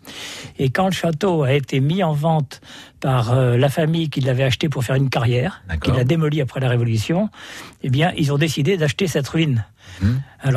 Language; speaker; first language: French; native; French